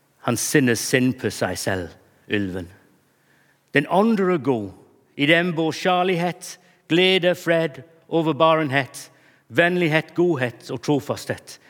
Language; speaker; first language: Norwegian; non-native, fluent; English